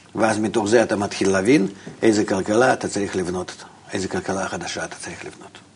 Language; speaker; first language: Hebrew; non-native, fluent; Russian